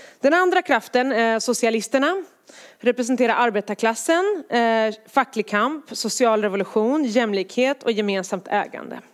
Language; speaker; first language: Swedish; native; Swedish